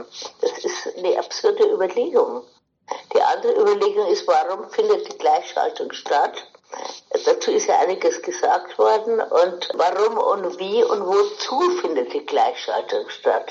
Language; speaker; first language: German; native; German